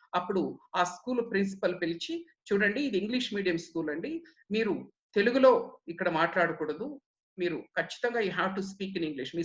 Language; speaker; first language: Telugu; native; Telugu